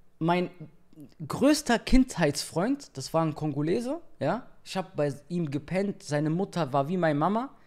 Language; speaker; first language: German; native; German